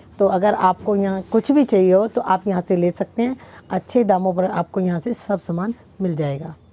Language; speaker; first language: Hindi; non-native, local second language; Punjabi